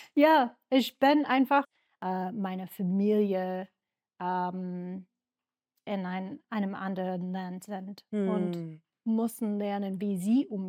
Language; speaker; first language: German; non-native, fluent; English